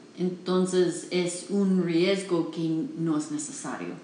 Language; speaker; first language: Spanish; non-native, learner; English